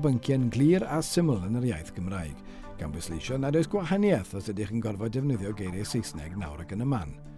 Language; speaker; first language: Welsh; native; Welsh